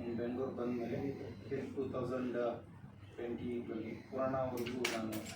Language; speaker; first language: Kannada; native; Kannada